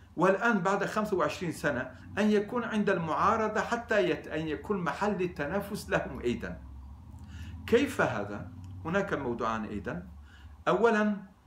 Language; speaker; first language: Arabic; non-native, fluent; Turkish